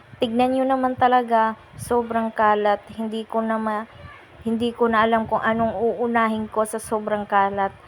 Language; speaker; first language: Filipino; non-native, local second language; Waray